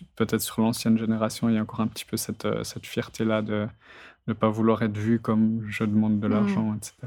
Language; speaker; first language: French; native; French